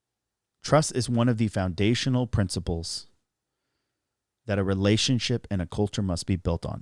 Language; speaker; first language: English; native; English